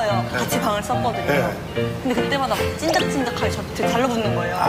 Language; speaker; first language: Korean; early bilingual, heritage; English